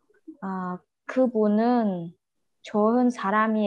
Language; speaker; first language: Korean; non-native, learner; Vietnamese